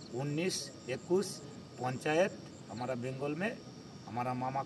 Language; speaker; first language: Hindi; non-native, local second language; Bangla